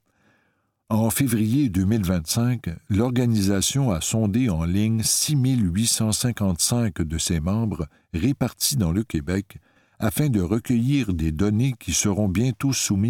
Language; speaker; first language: French; native; French